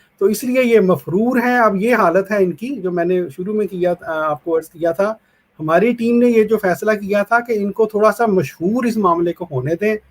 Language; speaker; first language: Urdu; non-native, local second language; Punjabi